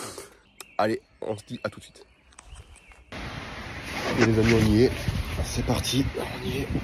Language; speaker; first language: French; native; French